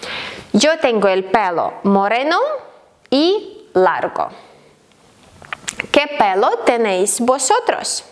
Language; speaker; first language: Spanish; non-native, fluent; Ukrainian